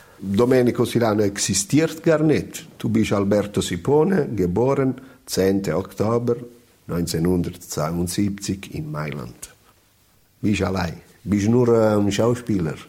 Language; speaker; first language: German; non-native, learner; Italian